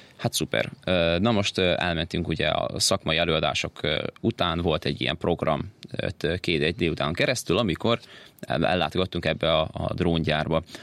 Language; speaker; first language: Hungarian; native; Hungarian